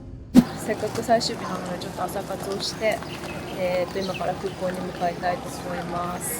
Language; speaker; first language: Japanese; native; Japanese